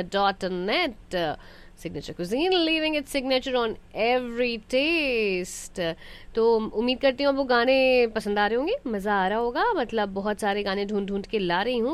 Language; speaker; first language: Hindi; native; Hindi